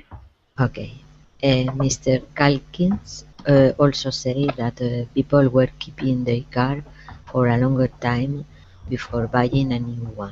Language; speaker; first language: English; non-native, learner; Spanish